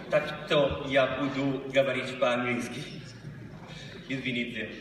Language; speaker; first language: Russian; non-native, learner; Italian